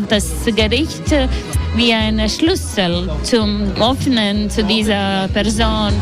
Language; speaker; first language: German; non-native, learner; Latvian